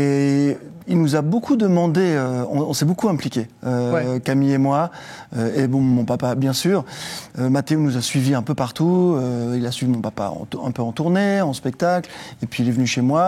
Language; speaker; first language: French; native; French